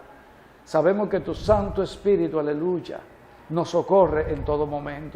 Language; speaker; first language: Spanish; native; Spanish